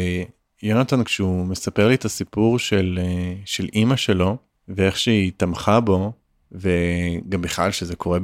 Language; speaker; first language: Hebrew; native; Hebrew